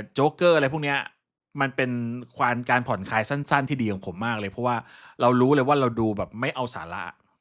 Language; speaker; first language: Thai; native; Thai